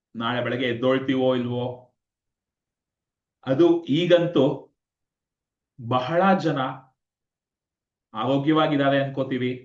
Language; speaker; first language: Kannada; native; Kannada